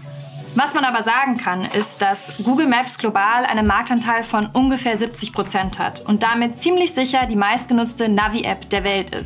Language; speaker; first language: German; native; German